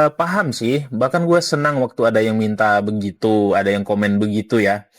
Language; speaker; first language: Indonesian; non-native, local second language; Minangkabau